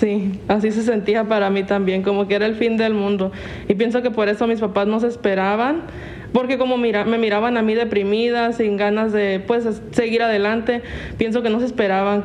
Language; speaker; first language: Spanish; native; Spanish